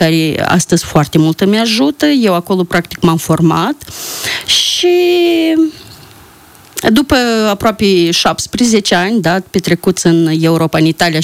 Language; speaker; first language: Romanian; native; Romanian